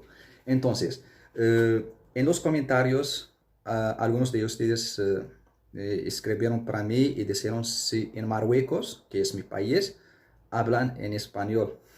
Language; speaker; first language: Spanish; non-native, fluent; Arabic